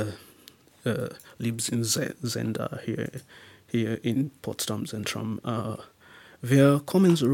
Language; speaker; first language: German; non-native, learner; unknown